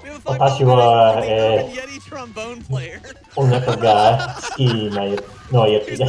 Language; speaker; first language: Japanese; non-native, fluent; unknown